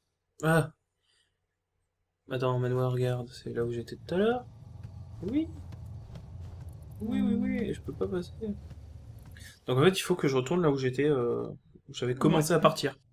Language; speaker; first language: French; native; French